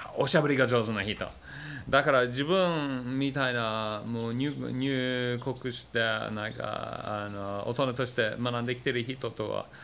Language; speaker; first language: Japanese; non-native, fluent; English